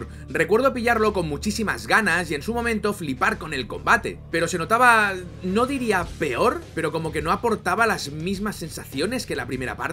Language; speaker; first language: Spanish; native; Spanish